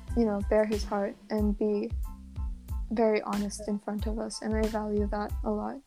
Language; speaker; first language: English; non-native, local second language; Cantonese